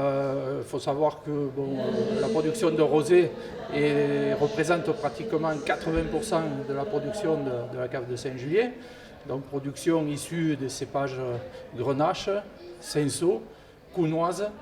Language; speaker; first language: French; native; French